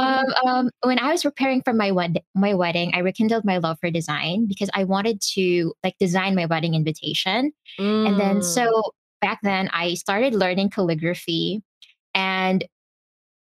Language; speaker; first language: English; non-native, local second language; Filipino